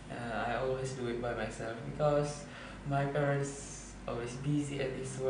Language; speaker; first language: English; non-native, learner; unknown